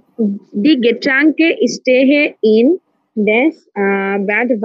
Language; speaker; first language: German; non-native, learner; Bangla